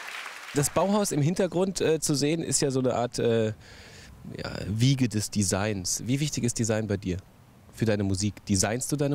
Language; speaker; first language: German; native; German